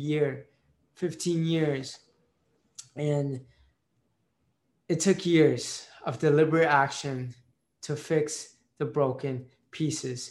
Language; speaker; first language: English; early bilingual, other home language; Marathi